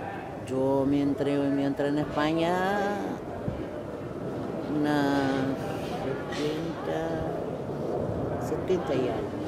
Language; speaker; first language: Spanish; non-native, fluent; Kabuverdianu